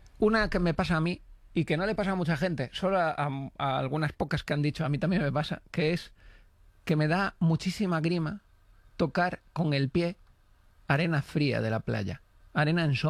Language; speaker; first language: Spanish; native; Spanish